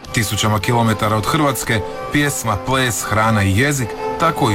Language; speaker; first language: Croatian; native; Croatian